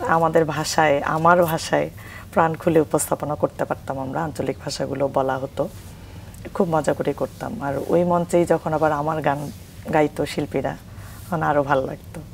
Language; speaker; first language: Bangla; native; Bangla